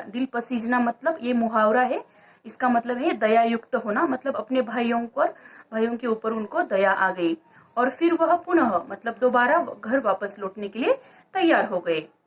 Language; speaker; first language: Hindi; non-native, local second language; Marathi